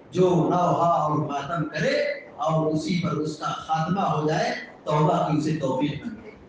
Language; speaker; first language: Urdu; native; Urdu